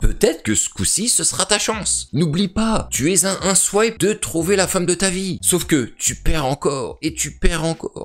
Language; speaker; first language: French; native; French